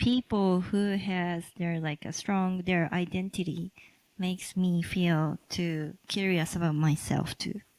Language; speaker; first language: English; non-native, local second language; Japanese